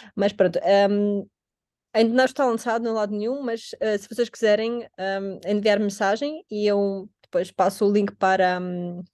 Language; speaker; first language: Portuguese; non-native, fluent; Russian